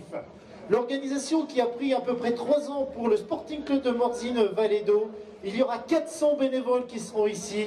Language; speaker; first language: French; native; French